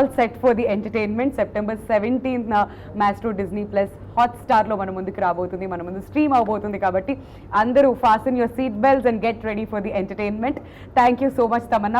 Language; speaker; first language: Telugu; native; Telugu